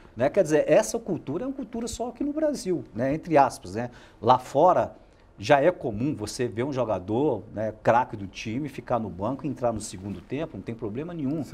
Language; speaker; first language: Portuguese; native; Portuguese